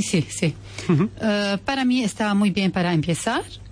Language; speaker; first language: Spanish; non-native, learner; Arabic